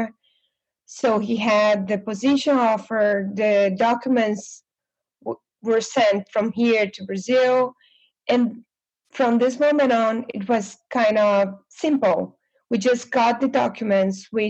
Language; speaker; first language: English; non-native, fluent; Portuguese